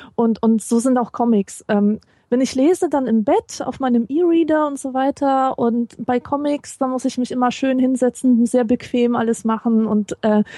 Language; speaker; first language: German; native; German